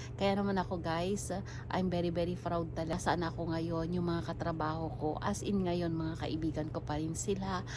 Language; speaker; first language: Filipino; native; Filipino